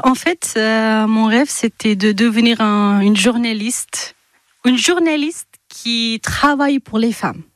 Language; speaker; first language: French; non-native, fluent; Persian